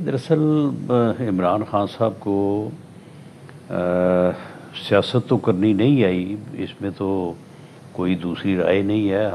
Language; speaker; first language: Urdu; non-native, local second language; Punjabi